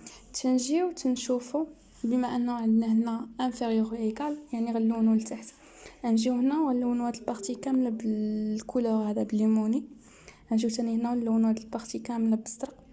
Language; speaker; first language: Arabic; native; Arabic